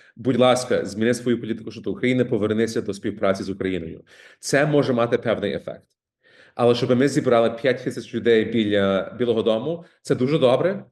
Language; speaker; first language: Ukrainian; early bilingual, heritage; Ukrainian